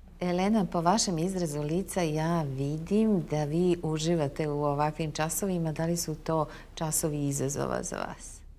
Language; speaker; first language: Serbian; native; Serbian